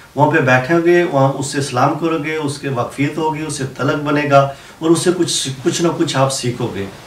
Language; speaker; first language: Urdu; non-native, local second language; Punjabi